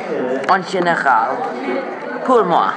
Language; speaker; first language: French; non-native, learner; English